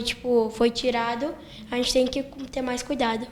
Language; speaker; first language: Portuguese; native; Portuguese